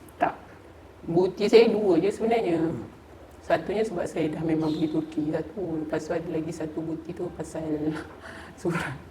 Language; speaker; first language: Malay; native; Malay